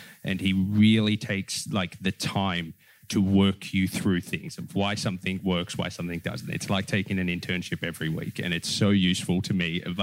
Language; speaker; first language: English; native; English